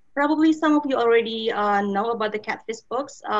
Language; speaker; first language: English; non-native, fluent; Indonesian